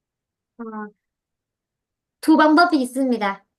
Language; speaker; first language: Korean; non-native, learner; Vietnamese